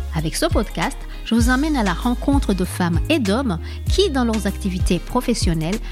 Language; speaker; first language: French; non-native, local second language; Kinyarwanda